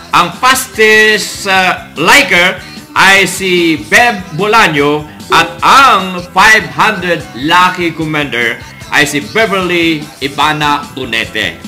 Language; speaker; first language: Filipino; native; Filipino